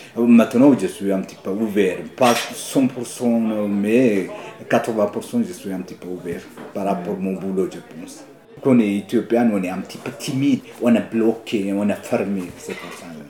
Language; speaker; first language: French; non-native, learner; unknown